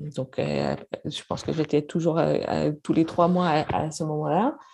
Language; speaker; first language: French; non-native, fluent; English